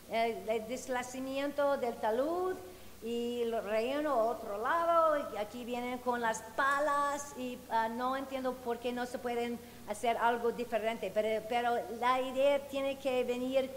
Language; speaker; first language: Spanish; non-native, fluent; English